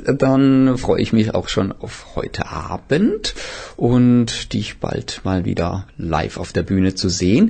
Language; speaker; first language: German; native; German